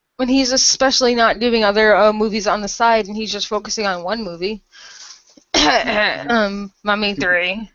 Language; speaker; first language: English; native; English